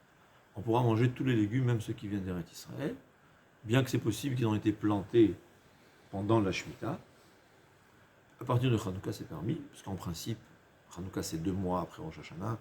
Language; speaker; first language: French; native; French